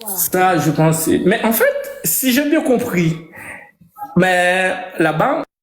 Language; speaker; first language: French; non-native, local second language; Haitian Creole